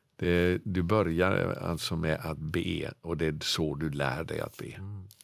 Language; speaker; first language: Swedish; native; Swedish